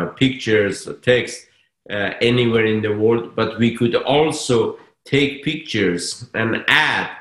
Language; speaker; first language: English; non-native, fluent; Persian